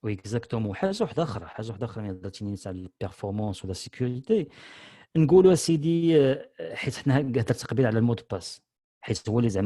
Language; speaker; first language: Arabic; native; Arabic